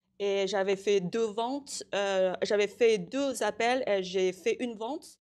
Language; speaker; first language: French; non-native, fluent; Chinese